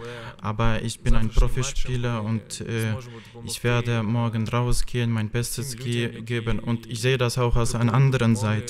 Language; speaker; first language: German; non-native, fluent; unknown